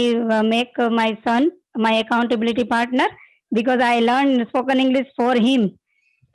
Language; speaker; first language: English; non-native, learner; Gujarati